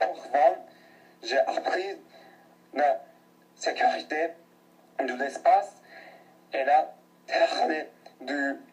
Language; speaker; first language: French; non-native, learner; Japanese